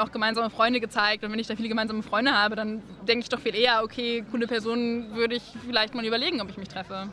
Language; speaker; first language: German; native; German